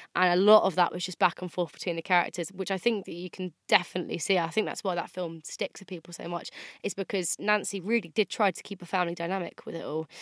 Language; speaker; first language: English; native; English